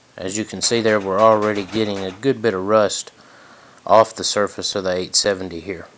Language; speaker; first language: English; native; English